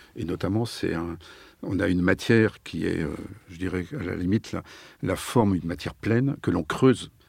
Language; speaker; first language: French; native; French